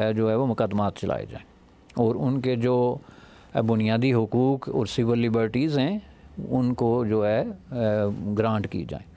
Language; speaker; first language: Urdu; non-native, local second language; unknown